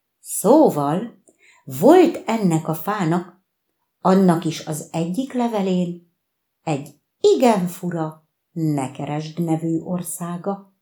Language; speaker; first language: Hungarian; native; Hungarian